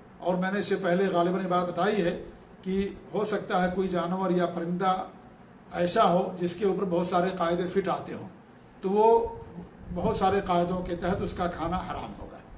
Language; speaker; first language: Urdu; native; Urdu